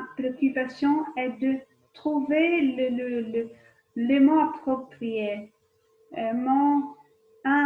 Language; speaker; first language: French; non-native, fluent; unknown